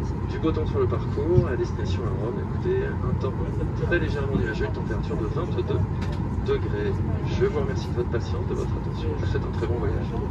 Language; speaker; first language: French; native; French